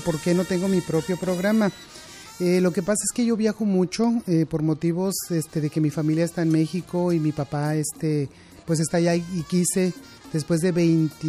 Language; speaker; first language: Spanish; native; Spanish